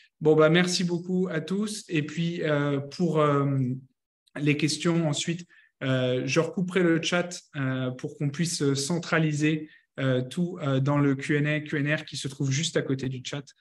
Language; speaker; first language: French; native; French